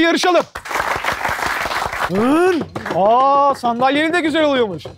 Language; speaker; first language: Turkish; native; Turkish